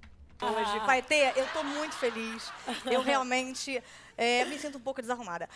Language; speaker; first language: Portuguese; native; Portuguese